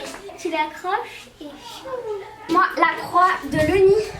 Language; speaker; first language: French; native; French